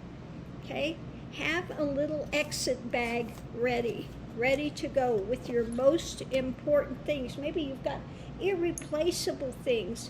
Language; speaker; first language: English; native; English